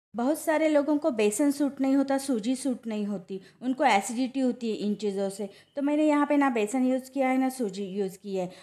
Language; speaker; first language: Hindi; non-native, local second language; Marathi